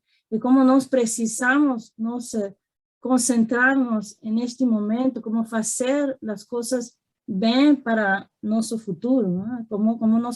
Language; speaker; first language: Portuguese; non-native, fluent; Spanish